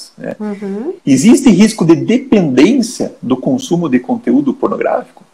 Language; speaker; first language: Portuguese; native; Portuguese